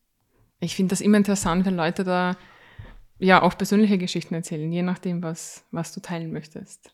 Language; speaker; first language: German; native; German